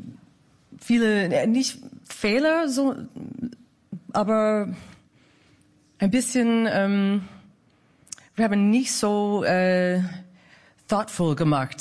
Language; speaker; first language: German; non-native, fluent; English